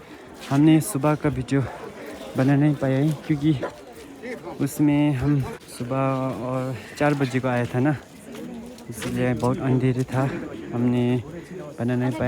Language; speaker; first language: Hindi; non-native, local second language; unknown